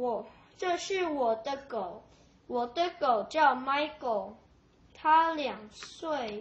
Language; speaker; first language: Chinese; non-native, learner; English